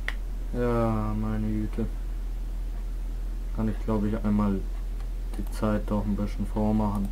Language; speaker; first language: German; native; German